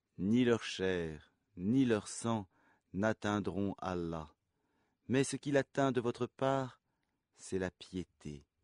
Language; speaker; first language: French; native; French